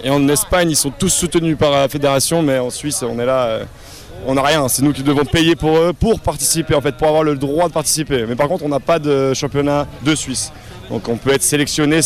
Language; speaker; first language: French; native; French